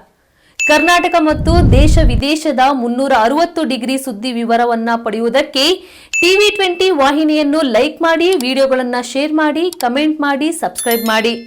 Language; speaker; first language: Kannada; native; Kannada